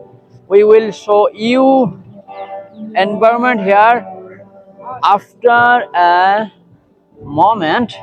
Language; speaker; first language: English; non-native, learner; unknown